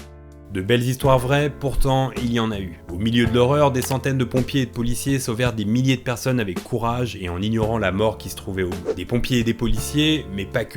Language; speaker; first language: French; native; French